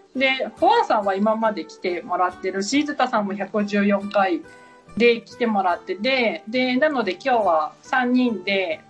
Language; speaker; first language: Japanese; native; Japanese